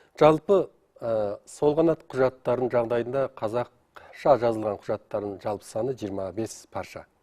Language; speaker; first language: Kazakh; native; Kazakh